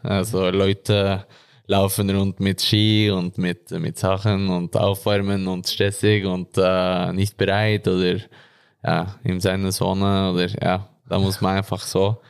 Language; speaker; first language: German; non-native, learner; Norwegian